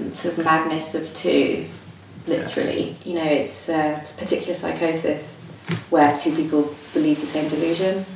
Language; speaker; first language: English; native; English